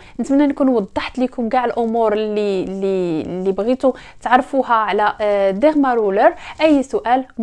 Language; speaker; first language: Arabic; native; Arabic